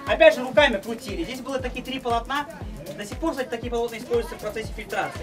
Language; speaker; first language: Russian; native; Russian